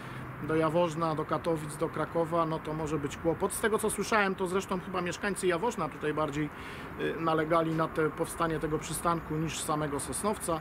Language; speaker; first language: Polish; native; Polish